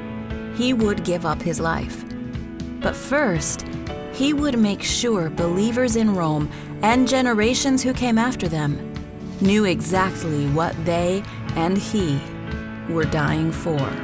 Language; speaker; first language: English; native; English